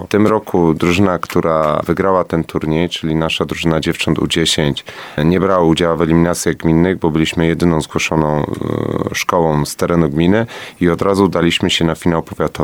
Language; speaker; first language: Polish; native; Polish